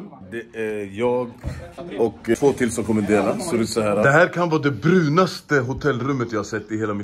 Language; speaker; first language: Swedish; native; Swedish